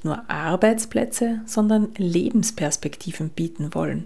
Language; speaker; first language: German; native; German